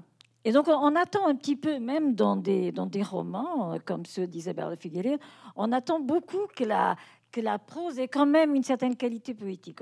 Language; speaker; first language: French; non-native, fluent; Portuguese